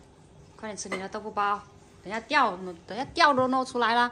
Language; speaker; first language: Chinese; native; Chinese